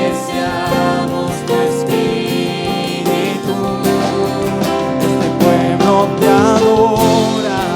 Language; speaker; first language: Spanish; native; Spanish